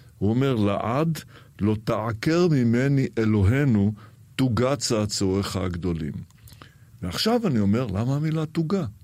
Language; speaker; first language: Hebrew; early bilingual, other home language; Arabic